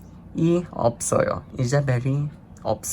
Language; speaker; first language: Korean; non-native, learner; English